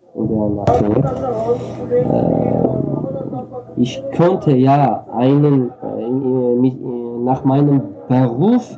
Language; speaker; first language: German; non-native, learner; Armenian